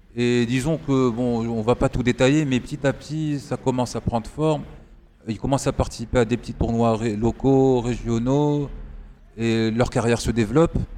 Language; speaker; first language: French; non-native, local second language; Arabic